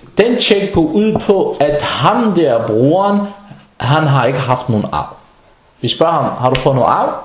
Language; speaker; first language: Danish; non-native, fluent; Arabic